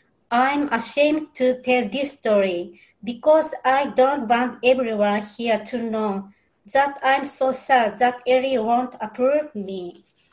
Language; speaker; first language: English; non-native, learner; Japanese